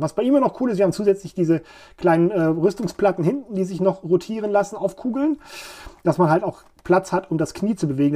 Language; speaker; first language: German; native; German